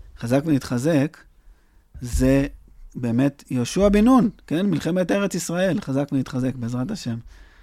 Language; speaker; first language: Hebrew; native; Hebrew